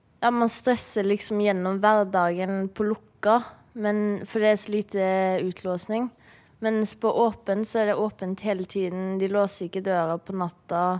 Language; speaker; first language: Norwegian; native; Norwegian